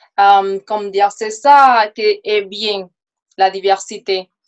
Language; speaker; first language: French; non-native, fluent; Spanish